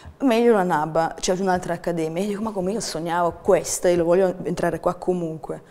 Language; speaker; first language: Italian; non-native, fluent; Ukrainian